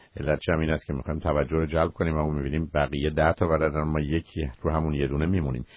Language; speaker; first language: Persian; native; Persian